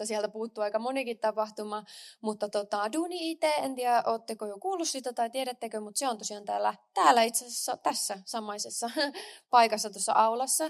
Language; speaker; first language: Finnish; native; Finnish